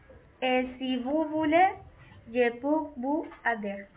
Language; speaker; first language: French; non-native, learner; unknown